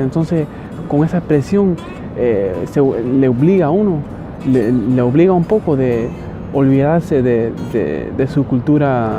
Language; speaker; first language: Spanish; early bilingual, heritage; Spanish